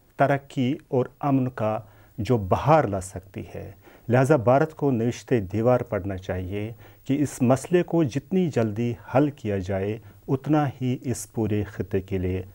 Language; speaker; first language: Urdu; non-native, local second language; Kashmiri